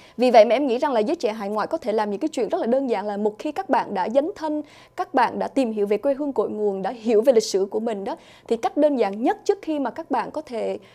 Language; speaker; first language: Vietnamese; early bilingual, other home language; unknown